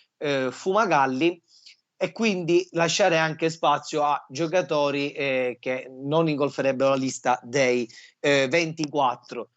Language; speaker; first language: Italian; native; Italian